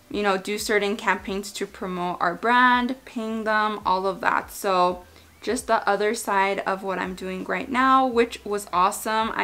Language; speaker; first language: English; native; English